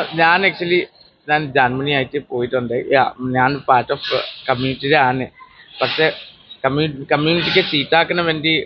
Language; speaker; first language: Malayalam; non-native, local second language; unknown